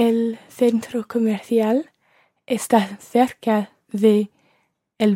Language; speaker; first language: Spanish; non-native, learner; English